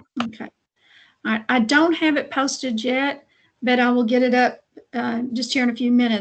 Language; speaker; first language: English; native; English